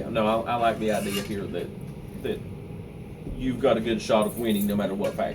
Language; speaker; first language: English; native; English